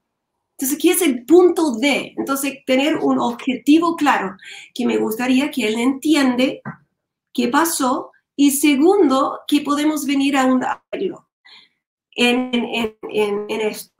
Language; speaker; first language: Spanish; non-native, learner; English